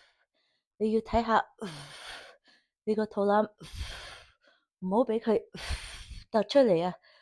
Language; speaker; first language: Cantonese; early bilingual, heritage; Cantonese